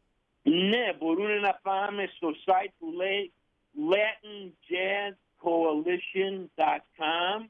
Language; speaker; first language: Greek; early bilingual, heritage; Greek